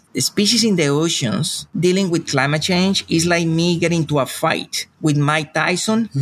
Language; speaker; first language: English; non-native, fluent; Spanish